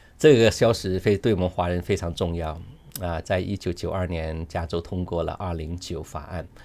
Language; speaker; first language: Chinese; non-native, local second language; Cantonese